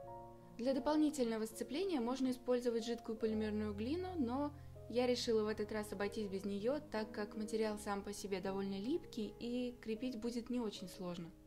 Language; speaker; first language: Russian; native; Russian